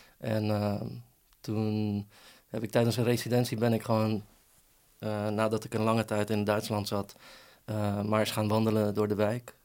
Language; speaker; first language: Dutch; early bilingual, other home language; Persian